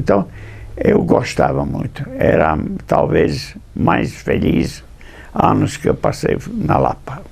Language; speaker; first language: Portuguese; non-native, fluent; English